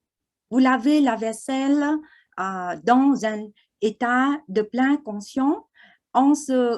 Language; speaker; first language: French; non-native, fluent; Vietnamese